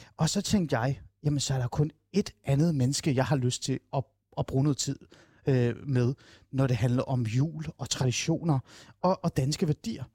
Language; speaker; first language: Danish; native; Danish